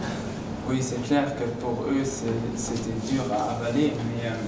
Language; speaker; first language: French; non-native, local second language; Luxembourgish